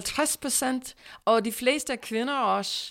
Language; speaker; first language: Danish; non-native, fluent; English